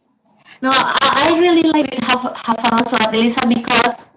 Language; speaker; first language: English; non-native, learner; Indonesian